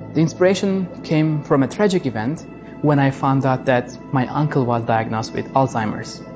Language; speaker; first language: English; non-native, fluent; Turkish